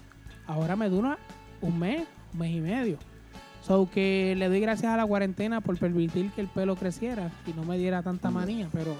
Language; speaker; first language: Spanish; native; Spanish